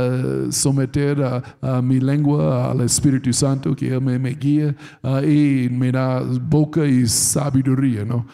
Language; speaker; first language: Spanish; non-native, fluent; English